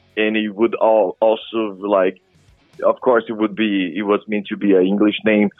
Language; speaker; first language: English; non-native, fluent; Portuguese